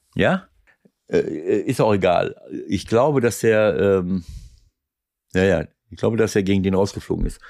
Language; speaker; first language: German; native; German